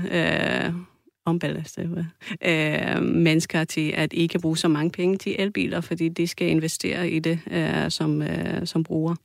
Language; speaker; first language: Danish; non-native, fluent; Croatian